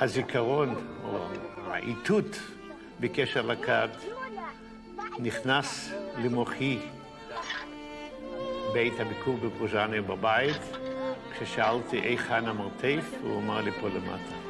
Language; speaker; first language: Hebrew; non-native, fluent; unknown